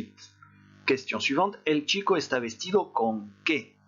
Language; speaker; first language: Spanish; non-native, fluent; French